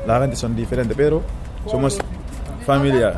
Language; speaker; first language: Spanish; non-native, learner; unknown